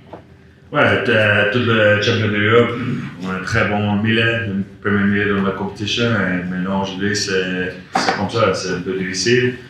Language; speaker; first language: French; non-native, learner; English